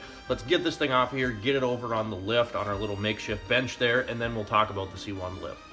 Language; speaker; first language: English; native; English